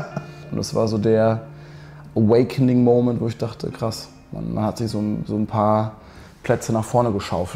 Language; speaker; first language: German; native; German